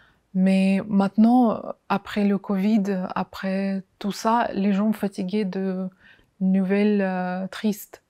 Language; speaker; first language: French; non-native, fluent; Ukrainian